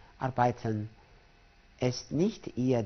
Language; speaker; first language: German; non-native, fluent; Arabic